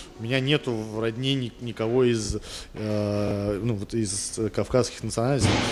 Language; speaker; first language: Russian; native; Russian